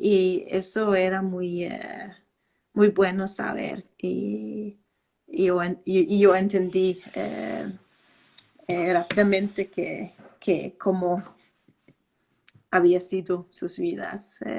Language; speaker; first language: Spanish; non-native, fluent; Danish